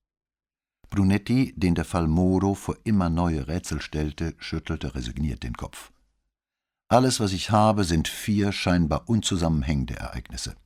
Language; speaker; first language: German; native; German